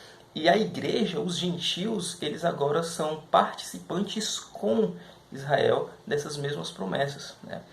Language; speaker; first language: Portuguese; native; Portuguese